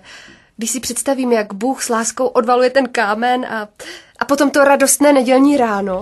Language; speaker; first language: Czech; native; Czech